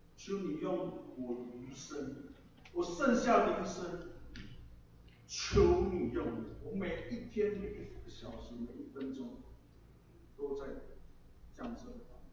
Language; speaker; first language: Chinese; non-native, local second language; English